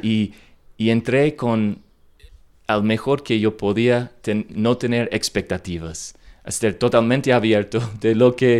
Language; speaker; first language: Spanish; non-native, learner; English